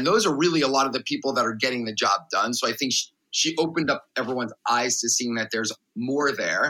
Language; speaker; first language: English; native; English